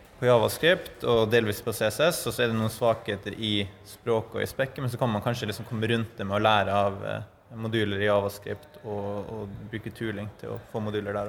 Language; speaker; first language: Norwegian; native; Norwegian